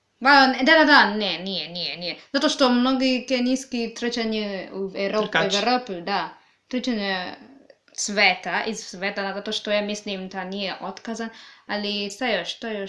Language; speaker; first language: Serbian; non-native, learner; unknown